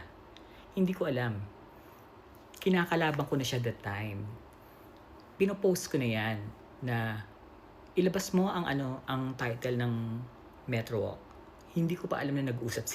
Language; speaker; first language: Filipino; native; Filipino